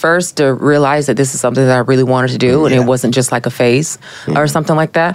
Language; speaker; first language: English; native; English